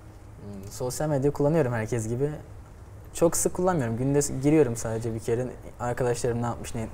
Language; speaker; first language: Turkish; native; Turkish